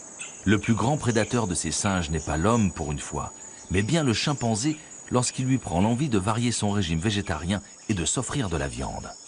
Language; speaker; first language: French; native; French